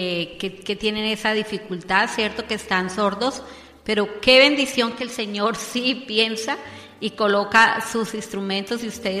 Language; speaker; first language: Spanish; native; Spanish